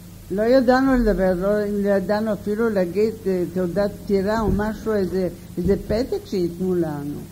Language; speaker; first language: Hebrew; non-native, fluent; Bulgarian